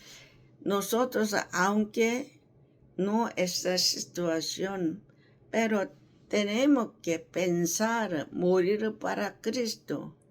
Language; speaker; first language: Spanish; non-native, learner; Korean